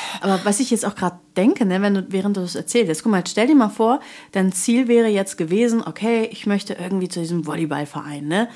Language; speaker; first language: German; native; German